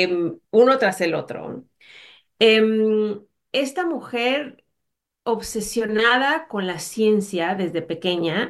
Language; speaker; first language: Spanish; native; Spanish